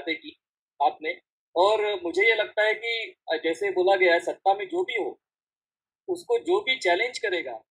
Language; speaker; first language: Hindi; non-native, local second language; Marathi